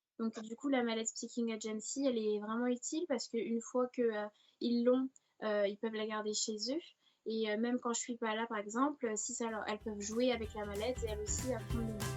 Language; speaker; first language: French; native; French